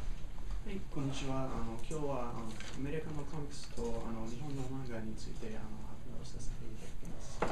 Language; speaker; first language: Japanese; non-native, learner; English